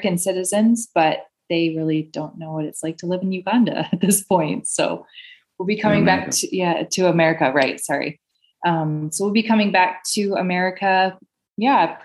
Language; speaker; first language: English; native; English